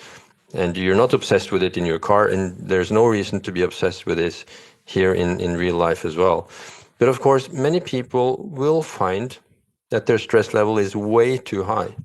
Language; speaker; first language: English; non-native, fluent; Norwegian